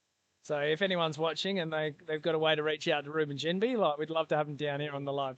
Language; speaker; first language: English; native; English